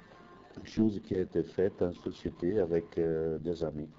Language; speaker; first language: French; non-native, fluent; Italian